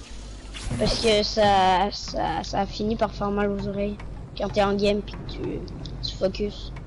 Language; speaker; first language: French; native; French